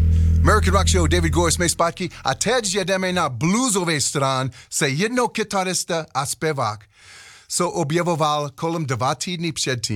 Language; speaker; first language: Czech; non-native, learner; English